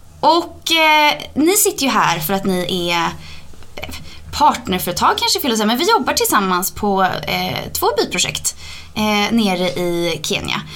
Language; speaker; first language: Swedish; native; Swedish